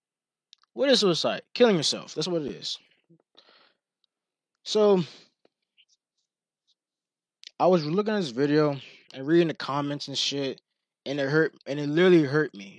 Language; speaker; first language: English; native; English